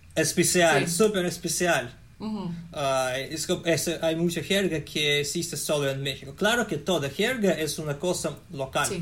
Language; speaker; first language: Spanish; non-native, fluent; Russian